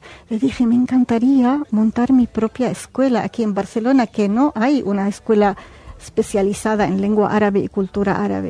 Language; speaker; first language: Spanish; non-native, fluent; Arabic